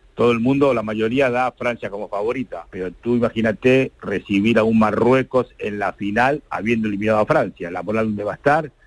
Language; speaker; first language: Spanish; native; Spanish